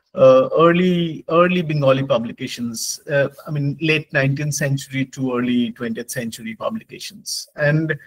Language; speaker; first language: English; non-native, local second language; Bangla